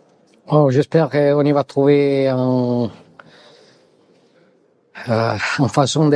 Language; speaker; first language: French; non-native, learner; Italian